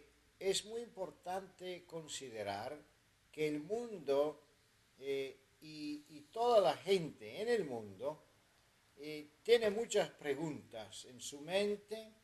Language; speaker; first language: Spanish; non-native, fluent; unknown